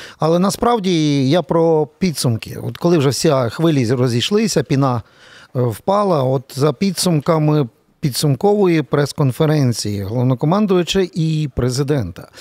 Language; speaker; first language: Ukrainian; native; Ukrainian